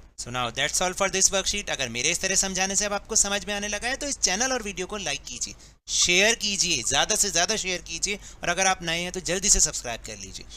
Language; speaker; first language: Hindi; native; Hindi